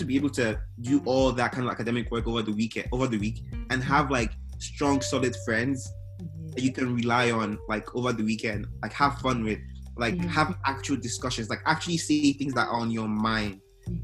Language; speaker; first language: English; non-native, local second language; Igbo